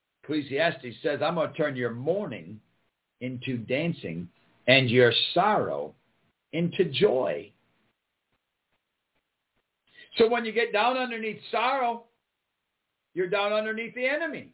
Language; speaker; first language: English; native; English